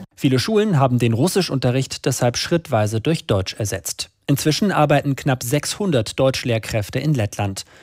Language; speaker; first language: German; native; German